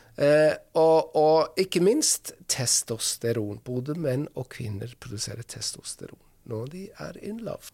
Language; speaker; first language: Norwegian; non-native, fluent; English